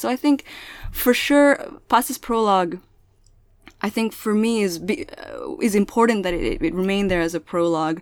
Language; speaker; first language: English; early bilingual, other home language; Pangasinan